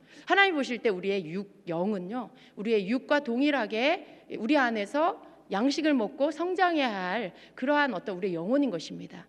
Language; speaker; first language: Korean; native; Korean